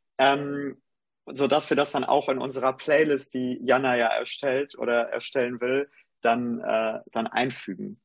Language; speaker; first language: German; native; German